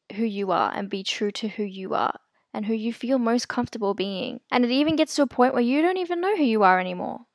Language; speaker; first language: English; native; English